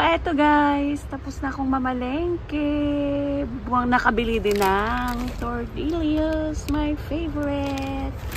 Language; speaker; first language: Filipino; native; Filipino